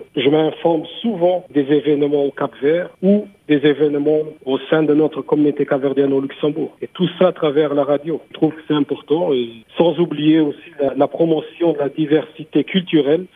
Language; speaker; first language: French; native; French